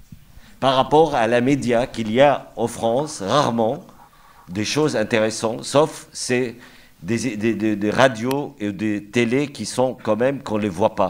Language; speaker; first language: French; non-native, fluent; Arabic